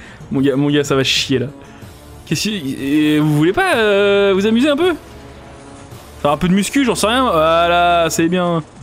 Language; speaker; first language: French; native; French